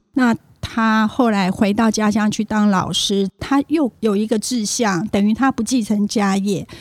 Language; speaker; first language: Chinese; native; Chinese